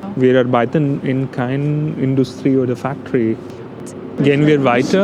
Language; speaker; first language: German; non-native, fluent; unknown